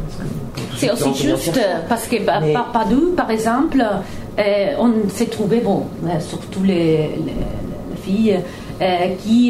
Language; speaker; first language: French; non-native, fluent; Italian